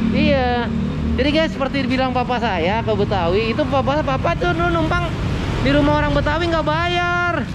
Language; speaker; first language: Indonesian; native; Indonesian